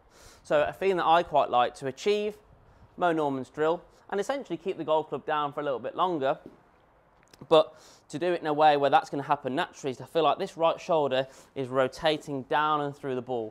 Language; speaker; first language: English; native; English